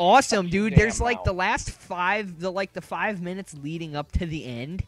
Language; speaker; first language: English; native; English